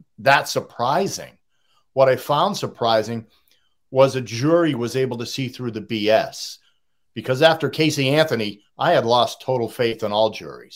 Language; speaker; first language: English; native; English